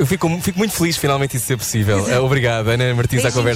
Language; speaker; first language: Portuguese; native; Portuguese